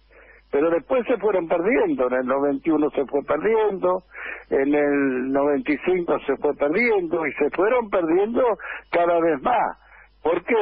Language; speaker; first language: Spanish; native; Spanish